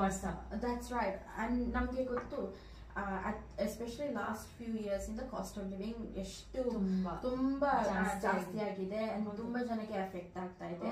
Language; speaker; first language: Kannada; early bilingual, heritage; Kannada